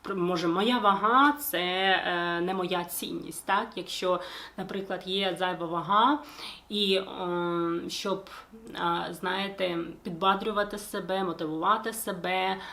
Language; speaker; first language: Ukrainian; non-native, local second language; Russian